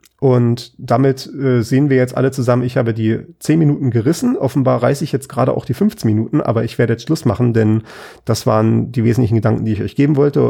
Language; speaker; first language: German; native; German